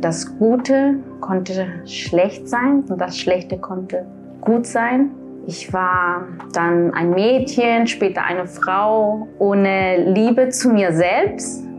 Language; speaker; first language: German; early bilingual, other home language; Spanish